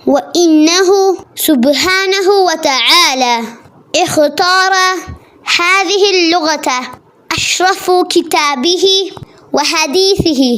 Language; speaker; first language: Arabic; non-native, learner; Malayalam